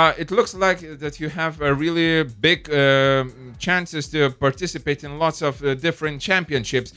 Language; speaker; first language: English; non-native, fluent; Lithuanian